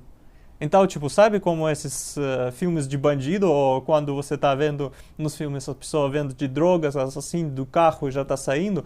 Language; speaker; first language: Portuguese; non-native, learner; Russian